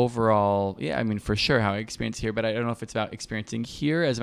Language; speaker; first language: English; native; English